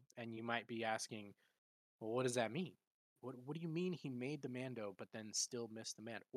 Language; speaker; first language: English; native; English